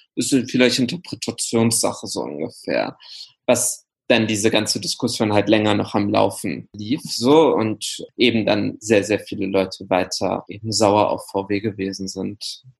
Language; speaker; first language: German; early bilingual, other home language; Arabic